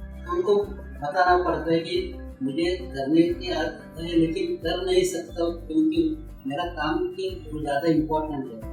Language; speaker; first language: Hindi; non-native, local second language; Marathi